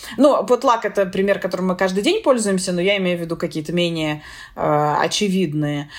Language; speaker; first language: Russian; native; Russian